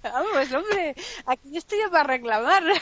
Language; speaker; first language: Spanish; native; Spanish